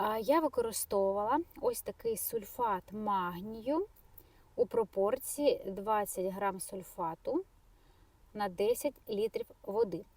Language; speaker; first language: Ukrainian; non-native, local second language; Russian